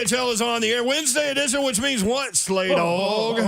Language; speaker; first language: English; native; English